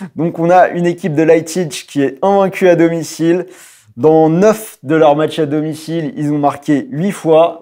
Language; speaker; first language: French; native; French